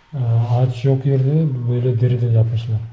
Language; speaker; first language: Turkish; non-native, learner; Bashkir